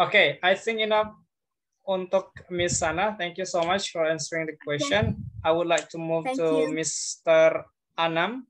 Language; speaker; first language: English; non-native, fluent; Indonesian